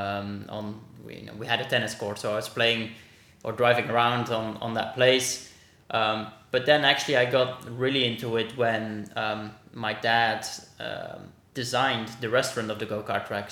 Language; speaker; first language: English; non-native, fluent; Dutch